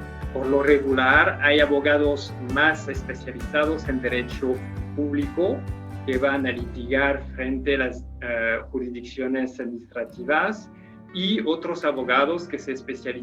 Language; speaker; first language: Spanish; non-native, fluent; French